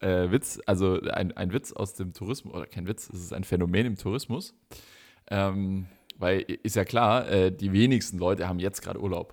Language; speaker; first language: German; native; German